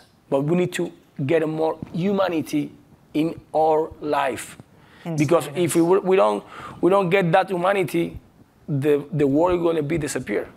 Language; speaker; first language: English; non-native, learner; Spanish